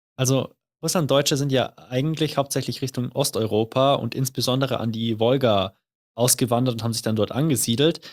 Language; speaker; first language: German; native; German